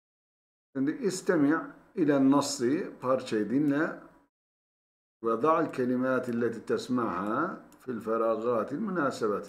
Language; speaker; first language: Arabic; non-native, fluent; Turkish